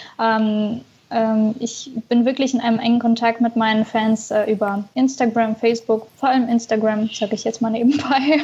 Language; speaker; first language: German; early bilingual, other home language; Russian